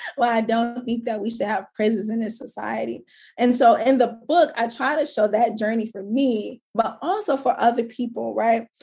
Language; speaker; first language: English; native; English